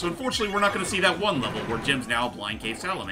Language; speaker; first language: English; native; English